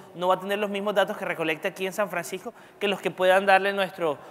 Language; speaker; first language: Spanish; native; Spanish